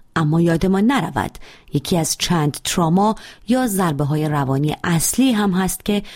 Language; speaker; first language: Persian; native; Persian